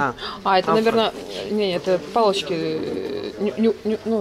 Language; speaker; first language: Russian; native; Russian